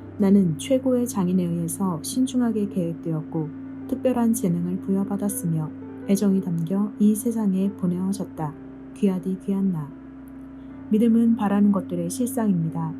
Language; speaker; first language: Korean; native; Korean